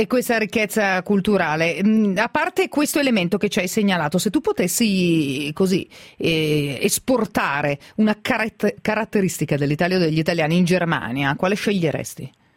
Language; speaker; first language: Italian; native; Italian